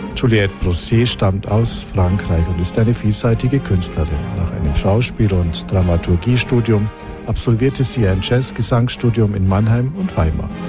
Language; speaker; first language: German; native; German